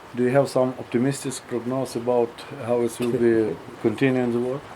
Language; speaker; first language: English; non-native, learner; Ukrainian